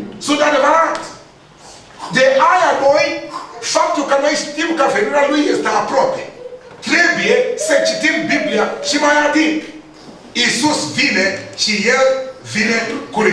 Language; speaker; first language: Romanian; non-native, learner; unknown